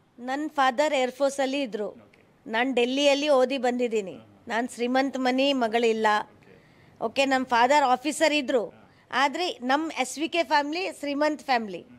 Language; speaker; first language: Kannada; non-native, local second language; Hindi